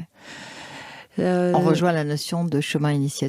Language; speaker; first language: French; native; French